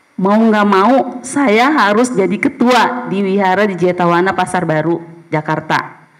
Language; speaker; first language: Indonesian; native; Indonesian